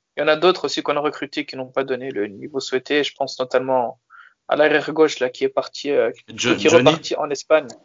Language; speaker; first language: French; native; French